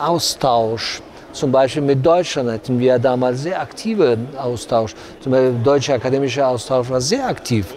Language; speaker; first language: German; non-native, learner; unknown